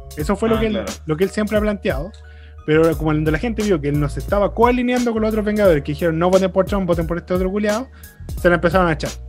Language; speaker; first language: Spanish; native; Spanish